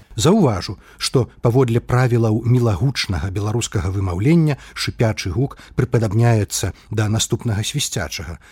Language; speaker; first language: Belarusian; native; Belarusian